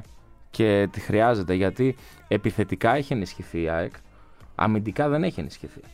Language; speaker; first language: Greek; native; Greek